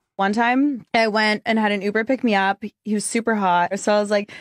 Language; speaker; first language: English; non-native, fluent; Japanese